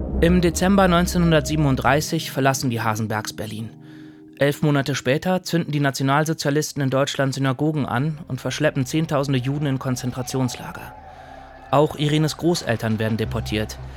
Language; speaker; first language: German; native; German